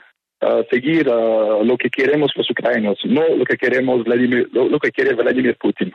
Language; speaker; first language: Spanish; non-native, fluent; French